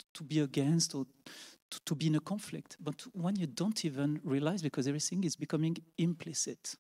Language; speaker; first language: English; non-native, fluent; French